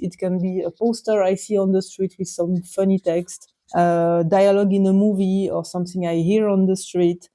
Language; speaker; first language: English; non-native, fluent; French